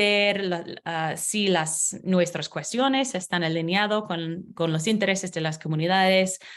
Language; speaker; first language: Spanish; non-native, learner; English